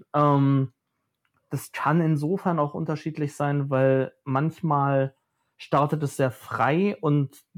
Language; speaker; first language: German; native; German